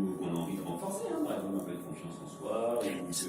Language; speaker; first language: French; native; French